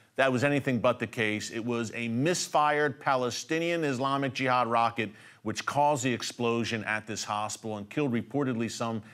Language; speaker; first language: English; native; English